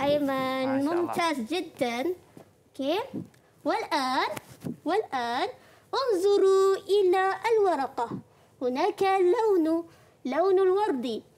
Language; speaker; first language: Arabic; non-native, fluent; Malay